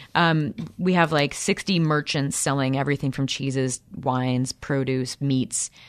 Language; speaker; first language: English; native; English